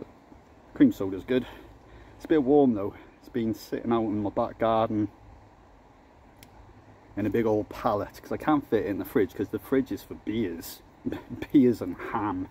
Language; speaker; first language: English; native; English